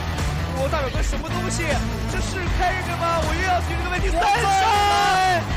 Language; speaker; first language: Chinese; native; Chinese